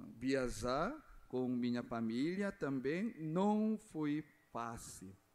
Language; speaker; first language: Portuguese; non-native, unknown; Korean